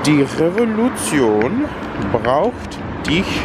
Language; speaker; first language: German; non-native, learner; English